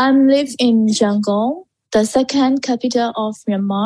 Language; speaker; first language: English; non-native, learner; Burmese